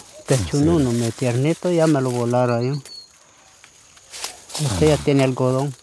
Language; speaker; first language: Spanish; native; Spanish